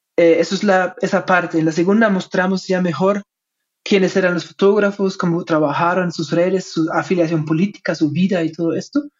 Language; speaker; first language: Spanish; non-native, fluent; German